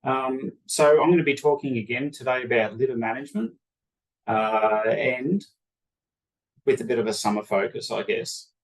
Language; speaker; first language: English; native; English